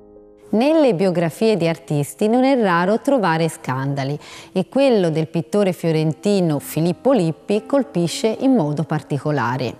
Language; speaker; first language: Italian; native; Italian